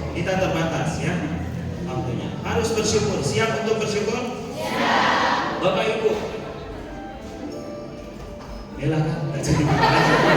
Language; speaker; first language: Indonesian; non-native, local second language; Sundanese